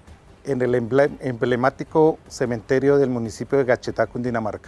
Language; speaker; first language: Spanish; native; Spanish